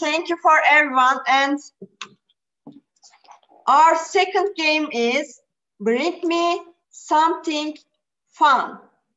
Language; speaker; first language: English; non-native, fluent; Turkish